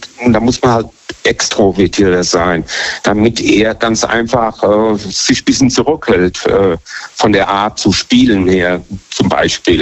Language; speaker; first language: German; native; German